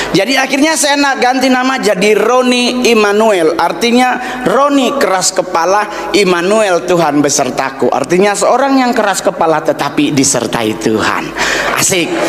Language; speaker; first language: Indonesian; native; Indonesian